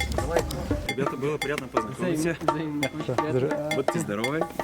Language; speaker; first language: Russian; non-native, learner; Bulgarian